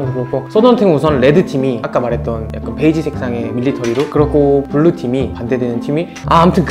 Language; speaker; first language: Korean; native; Korean